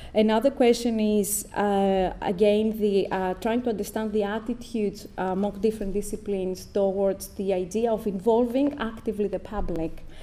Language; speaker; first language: English; non-native, fluent; Greek